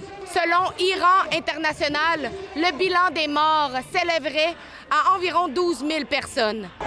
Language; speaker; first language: French; native; French